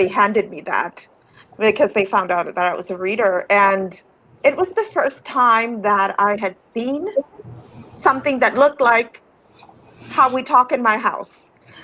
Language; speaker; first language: English; native; English